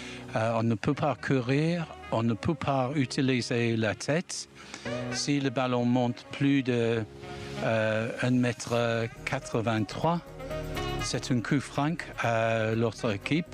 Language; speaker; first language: French; non-native, learner; English